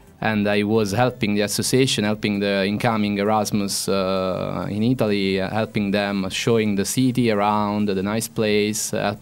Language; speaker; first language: English; non-native, fluent; Italian